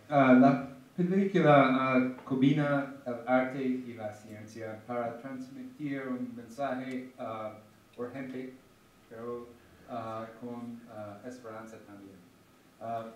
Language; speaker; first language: Spanish; non-native, learner; English